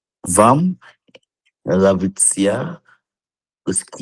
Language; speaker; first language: Russian; non-native, learner; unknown